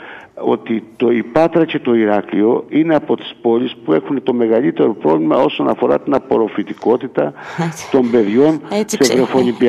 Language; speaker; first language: Greek; native; Greek